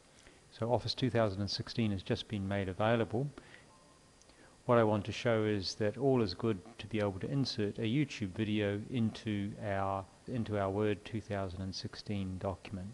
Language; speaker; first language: English; native; English